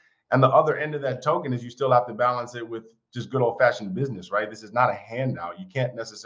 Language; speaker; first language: English; native; English